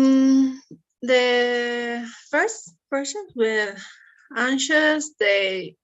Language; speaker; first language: English; non-native, learner; Spanish